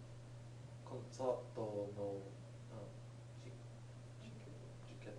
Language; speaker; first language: Japanese; non-native, learner; English